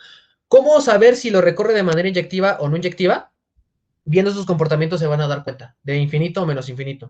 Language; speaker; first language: Spanish; native; Spanish